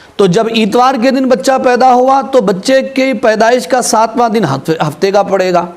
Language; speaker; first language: Urdu; native; Urdu